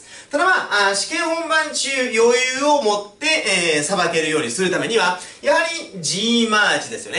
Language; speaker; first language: Japanese; native; Japanese